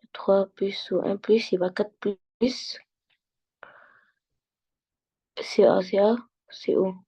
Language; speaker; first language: French; non-native, learner; Arabic